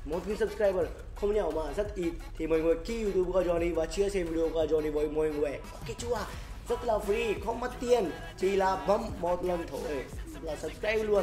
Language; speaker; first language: Vietnamese; non-native, learner; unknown